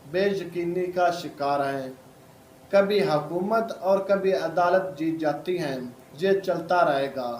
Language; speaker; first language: Urdu; non-native, local second language; Punjabi